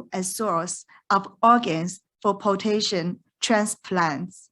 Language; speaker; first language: English; non-native, fluent; Chinese